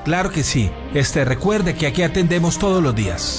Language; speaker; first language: Spanish; native; Spanish